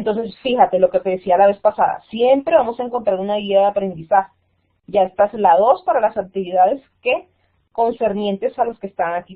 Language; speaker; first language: Spanish; native; Spanish